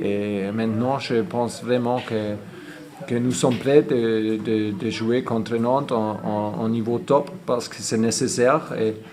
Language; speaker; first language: French; non-native, fluent; German